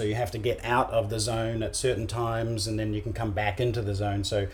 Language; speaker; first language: English; native; English